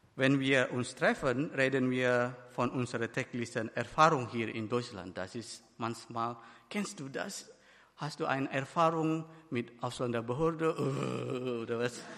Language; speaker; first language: German; non-native, fluent; Batak Toba